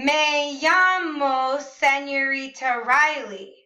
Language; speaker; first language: Spanish; non-native, learner; English